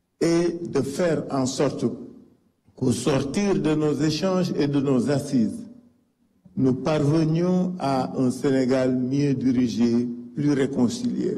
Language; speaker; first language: French; non-native, local second language; Wolof